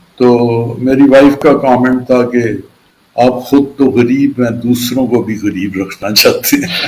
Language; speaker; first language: Urdu; non-native, local second language; Punjabi